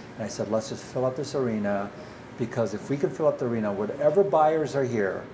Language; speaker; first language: English; early bilingual, other home language; Dutch